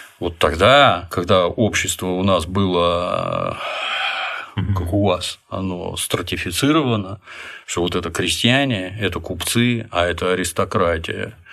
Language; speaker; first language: Russian; native; Russian